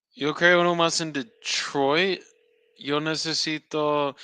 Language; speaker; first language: Spanish; non-native, learner; English